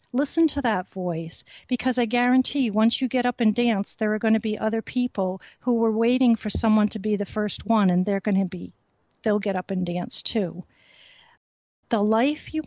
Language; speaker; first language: English; native; English